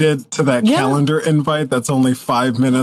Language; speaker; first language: English; native; English